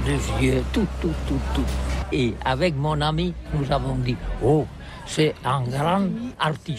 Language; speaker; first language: French; non-native, learner; Catalan